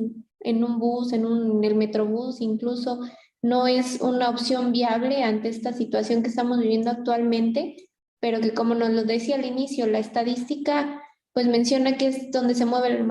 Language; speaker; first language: Spanish; native; Spanish